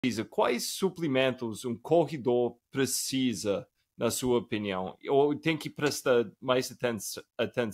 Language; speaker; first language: Portuguese; non-native, fluent; English